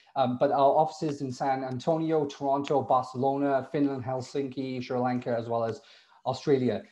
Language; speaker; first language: English; native; English